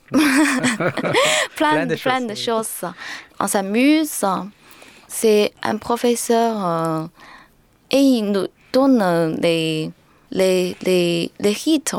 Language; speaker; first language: French; non-native, learner; Chinese